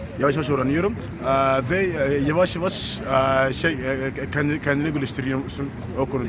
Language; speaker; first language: Turkish; non-native, learner; Arabic